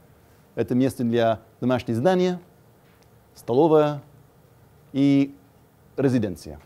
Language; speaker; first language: Russian; non-native, fluent; English